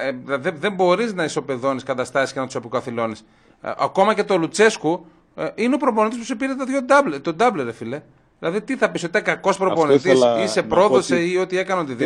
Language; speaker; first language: Greek; native; Greek